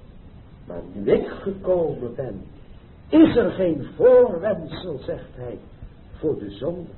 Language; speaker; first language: Dutch; native; Dutch